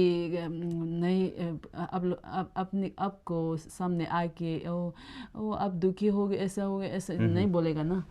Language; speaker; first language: Hindi; non-native, learner; Tibetan